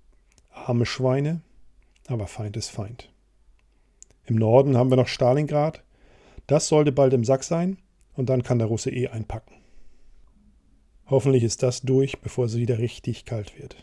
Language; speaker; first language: German; native; German